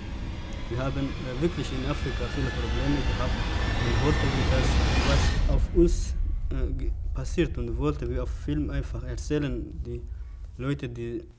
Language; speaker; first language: German; non-native, learner; Oromo